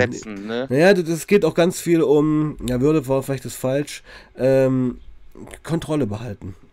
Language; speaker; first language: German; native; German